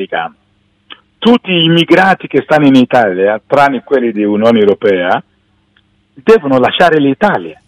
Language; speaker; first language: Italian; non-native, fluent; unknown